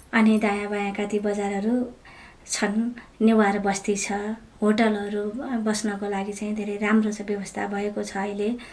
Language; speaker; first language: Nepali; native; Nepali